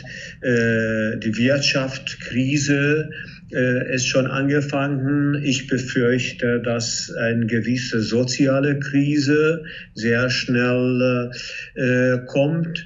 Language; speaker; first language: German; non-native, fluent; Hungarian